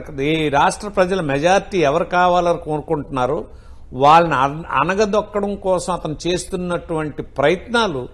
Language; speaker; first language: Telugu; native; Telugu